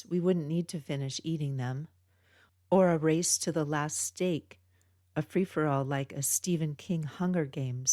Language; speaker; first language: English; native; English